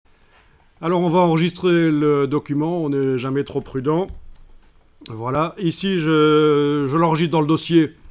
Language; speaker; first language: French; native; French